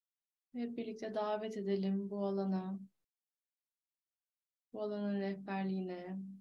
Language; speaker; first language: Turkish; native; Turkish